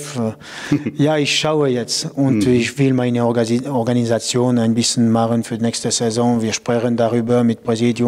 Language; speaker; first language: German; non-native, local second language; French